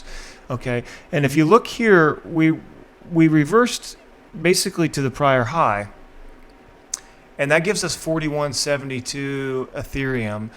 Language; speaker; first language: English; native; English